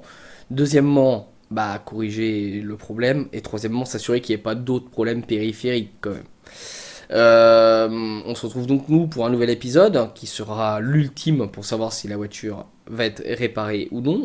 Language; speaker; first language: French; native; French